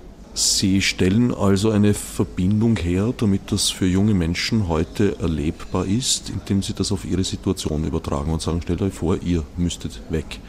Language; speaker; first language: German; native; German